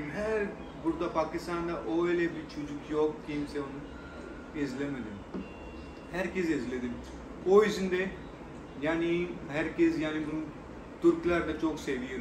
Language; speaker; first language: Turkish; non-native, learner; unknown